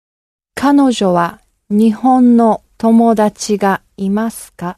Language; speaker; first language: Japanese; non-native, learner; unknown